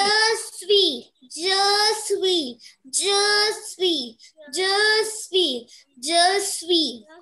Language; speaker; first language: French; non-native, learner; Hindi